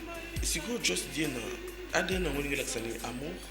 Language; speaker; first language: French; non-native, local second language; Lingala